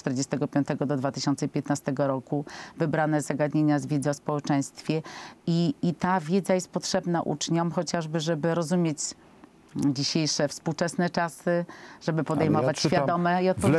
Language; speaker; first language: Polish; native; Polish